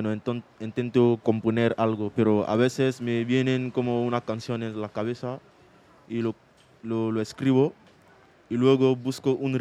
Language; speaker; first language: Spanish; non-native, fluent; Mandingo